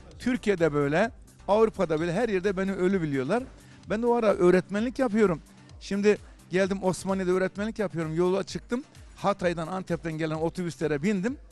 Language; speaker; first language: Turkish; native; Turkish